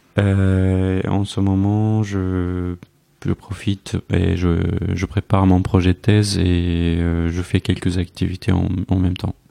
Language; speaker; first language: French; non-native, fluent; Arabic